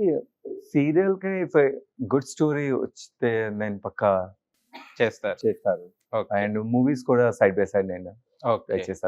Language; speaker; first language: Telugu; non-native, learner; Hindi